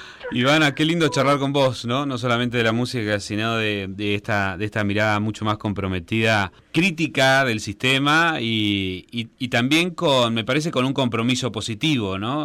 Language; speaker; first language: Spanish; native; Spanish